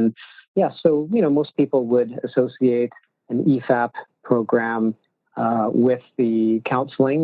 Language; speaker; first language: English; native; English